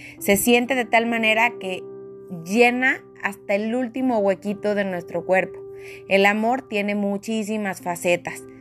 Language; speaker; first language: Spanish; native; Spanish